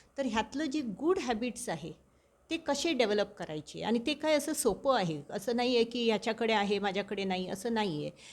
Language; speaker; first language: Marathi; non-native, local second language; Konkani